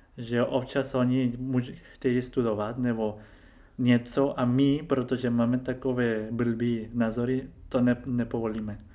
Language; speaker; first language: Czech; non-native, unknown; Spanish